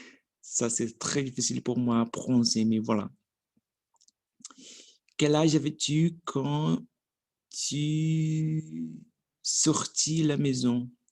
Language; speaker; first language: French; non-native, learner; Portuguese